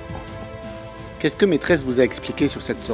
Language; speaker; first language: French; native; French